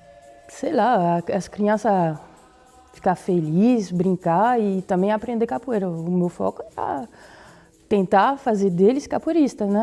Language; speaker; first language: Portuguese; non-native, fluent; French